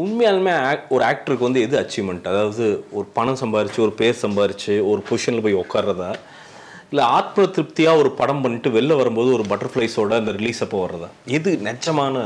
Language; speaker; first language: Tamil; native; Tamil